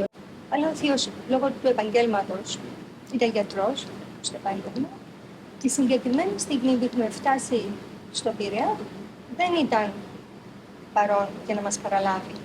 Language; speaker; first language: Greek; native; Greek